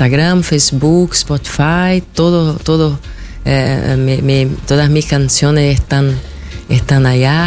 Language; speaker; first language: Spanish; non-native, fluent; Portuguese